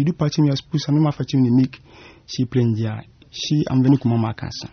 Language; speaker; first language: Romanian; non-native, fluent; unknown